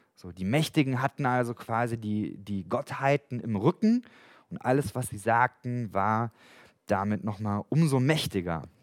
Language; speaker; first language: German; native; German